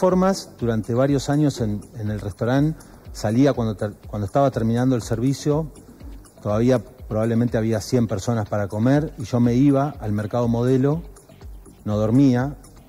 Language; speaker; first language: Spanish; native; Spanish